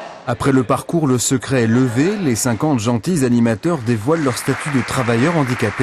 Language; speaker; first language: French; native; French